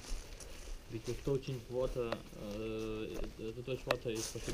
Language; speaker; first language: English; non-native, learner; Ukrainian